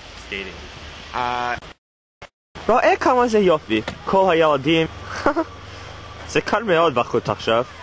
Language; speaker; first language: Hebrew; non-native, learner; English